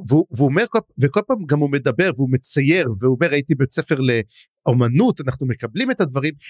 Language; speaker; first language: Hebrew; native; Hebrew